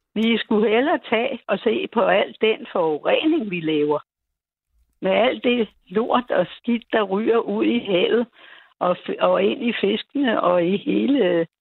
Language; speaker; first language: Danish; native; Danish